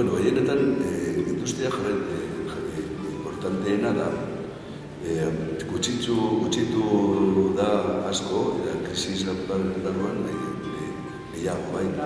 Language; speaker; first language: Basque; non-native, local second language; Spanish